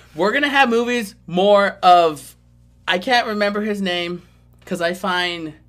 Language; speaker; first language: English; native; English